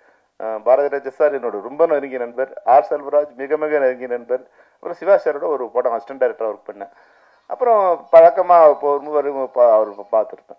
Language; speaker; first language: Tamil; native; Tamil